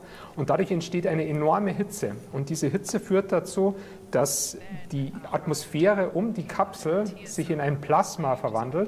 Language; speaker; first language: German; native; German